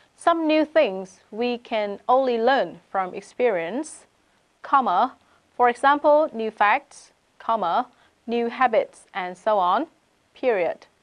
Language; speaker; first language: English; non-native, fluent; Vietnamese